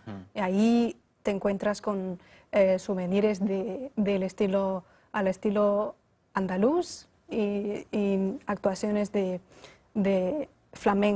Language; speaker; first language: Spanish; non-native, fluent; Chinese